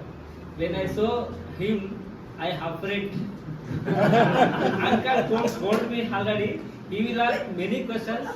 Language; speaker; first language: English; non-native, learner; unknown